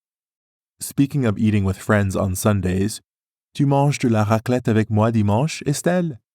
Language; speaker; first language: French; non-native, learner; English